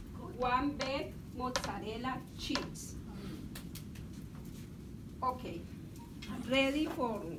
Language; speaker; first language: English; non-native, learner; Spanish